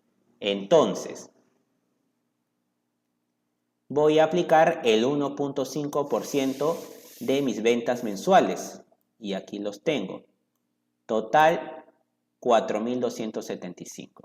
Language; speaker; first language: Spanish; native; Spanish